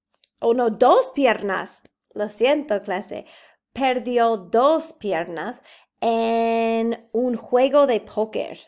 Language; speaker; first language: Spanish; non-native, fluent; English